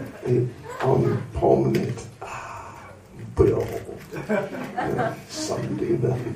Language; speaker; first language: Russian; non-native, learner; English